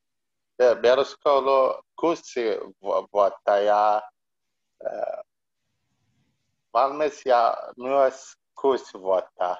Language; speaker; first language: Finnish; non-native, learner; Arabic